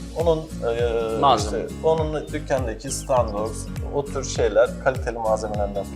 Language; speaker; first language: Turkish; native; Turkish